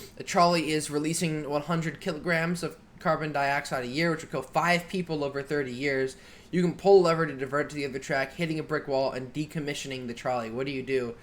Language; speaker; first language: English; native; English